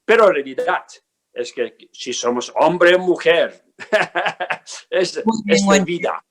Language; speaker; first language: Spanish; non-native, learner; Tibetan